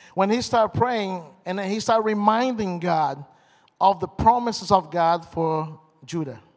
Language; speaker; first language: English; non-native, fluent; Portuguese